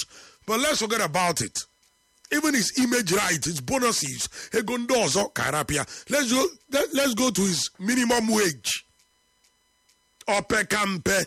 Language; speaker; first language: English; non-native, local second language; Igbo